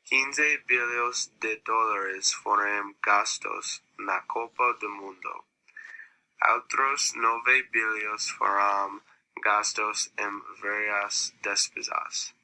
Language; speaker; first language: Portuguese; non-native, learner; English